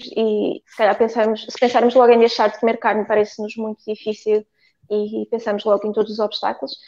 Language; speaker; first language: Portuguese; native; Portuguese